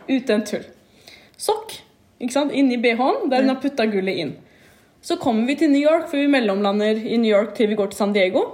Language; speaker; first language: Norwegian; early bilingual, other home language; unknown